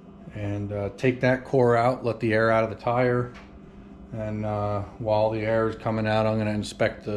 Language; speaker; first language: English; native; English